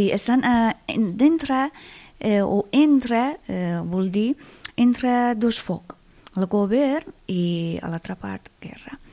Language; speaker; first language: Catalan; non-native, fluent; Persian